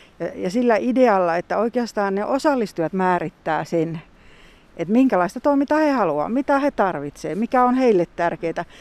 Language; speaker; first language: Finnish; native; Finnish